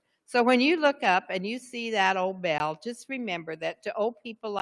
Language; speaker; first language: English; native; English